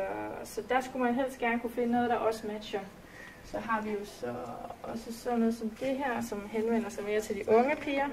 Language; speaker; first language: Danish; native; Danish